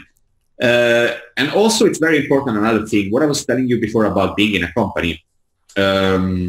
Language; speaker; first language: English; non-native, fluent; Italian